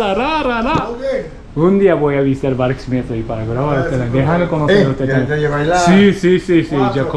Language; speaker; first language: Spanish; non-native, learner; Japanese